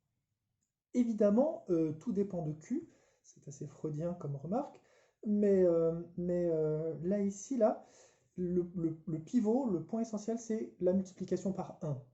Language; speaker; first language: French; native; French